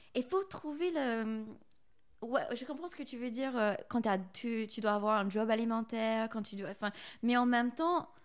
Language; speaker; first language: French; non-native, fluent; English